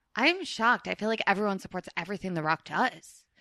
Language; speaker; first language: English; native; English